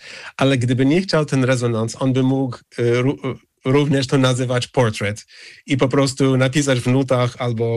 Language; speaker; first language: Polish; non-native, fluent; English